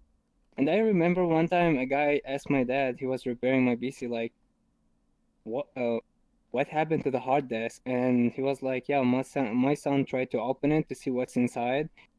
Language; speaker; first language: English; non-native, fluent; Arabic